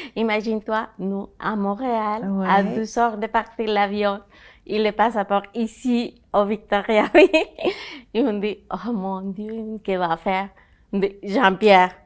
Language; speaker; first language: French; non-native, fluent; Spanish